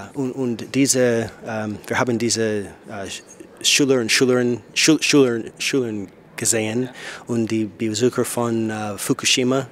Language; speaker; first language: German; non-native, learner; English